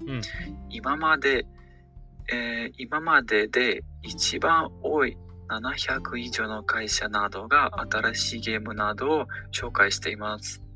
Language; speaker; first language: Japanese; non-native, learner; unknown